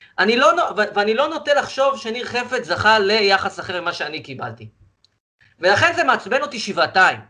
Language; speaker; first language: Hebrew; native; Hebrew